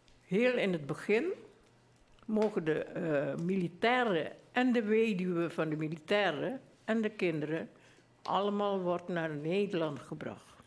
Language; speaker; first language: Dutch; early bilingual, other home language; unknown